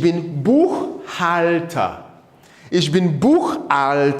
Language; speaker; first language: German; non-native, fluent; English